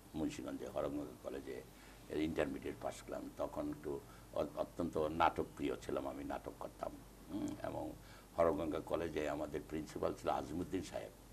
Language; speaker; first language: Bangla; native; Bangla